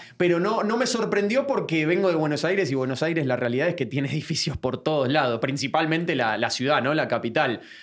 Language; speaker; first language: Spanish; native; Spanish